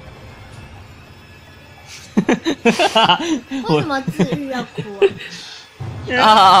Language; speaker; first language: Chinese; native; Chinese